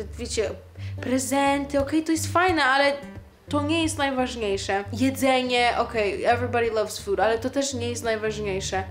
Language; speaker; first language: Polish; early bilingual, heritage; Polish